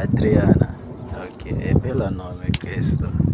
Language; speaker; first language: Italian; non-native, learner; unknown